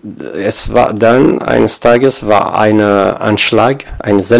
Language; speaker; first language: German; non-native, learner; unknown